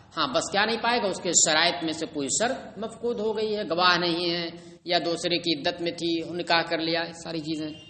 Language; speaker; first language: Urdu; native; Urdu